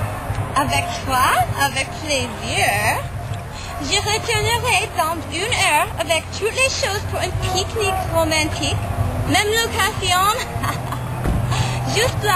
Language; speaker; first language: French; non-native, learner; English